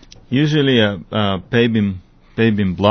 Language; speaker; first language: English; non-native, fluent; Spanish